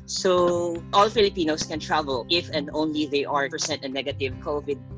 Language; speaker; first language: English; non-native, local second language; Filipino